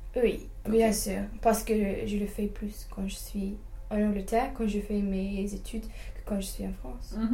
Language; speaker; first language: French; non-native, fluent; English